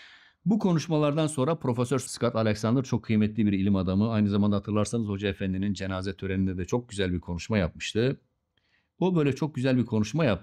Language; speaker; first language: Turkish; native; Turkish